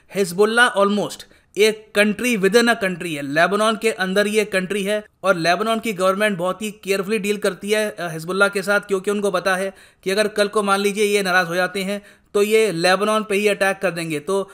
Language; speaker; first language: Hindi; native; Hindi